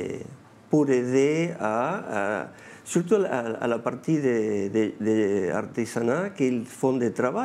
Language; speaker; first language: French; non-native, fluent; Spanish